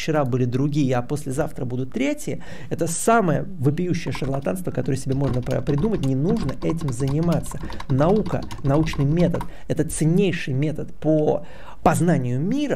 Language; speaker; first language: Russian; native; Russian